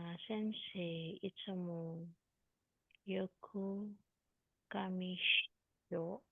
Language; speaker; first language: Japanese; non-native, learner; Filipino